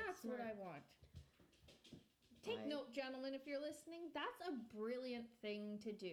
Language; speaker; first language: English; native; English